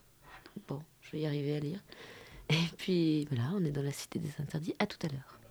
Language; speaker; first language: French; native; French